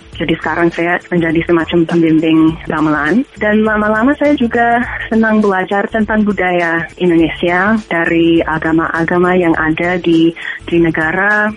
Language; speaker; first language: Indonesian; non-native, fluent; English